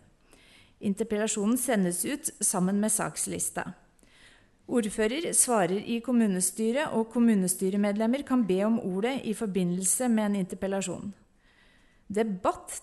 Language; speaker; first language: Norwegian; native; Norwegian